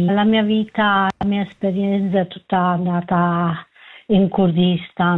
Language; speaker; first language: Italian; non-native, fluent; Kurdish